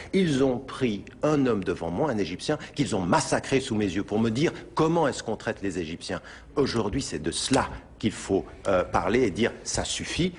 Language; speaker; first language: French; early bilingual, other home language; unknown